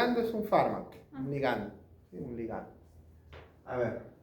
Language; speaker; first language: Spanish; native; Spanish